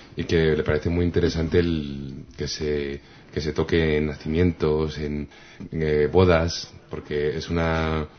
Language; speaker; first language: Spanish; native; Spanish